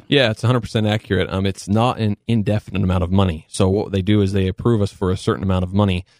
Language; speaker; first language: English; native; English